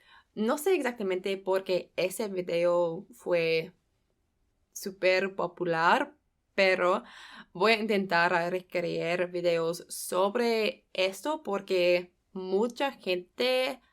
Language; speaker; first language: Spanish; non-native, fluent; English